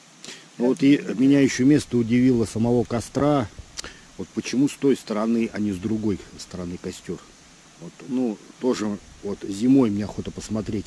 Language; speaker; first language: Russian; native; Russian